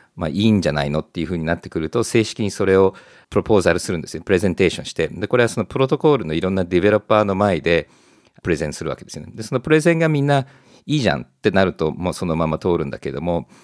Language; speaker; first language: Japanese; non-native, fluent; English